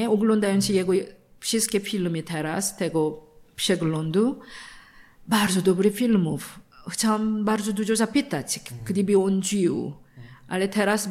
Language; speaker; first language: Polish; non-native, learner; Korean